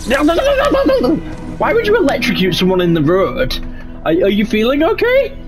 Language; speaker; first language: English; native; English